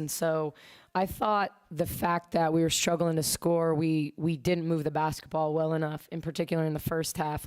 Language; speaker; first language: English; native; English